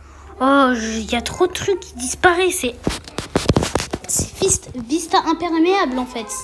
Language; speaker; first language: French; native; French